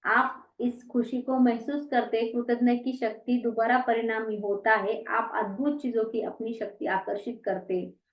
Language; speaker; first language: Hindi; non-native, local second language; Marathi